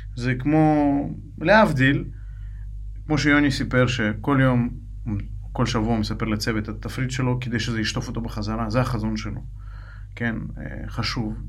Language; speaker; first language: Hebrew; non-native, fluent; Russian